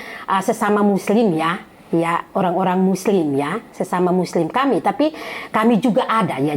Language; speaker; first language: Indonesian; non-native, fluent; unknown